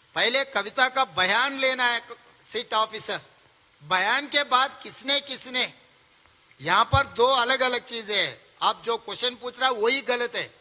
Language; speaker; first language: Hindi; non-native, local second language; Telugu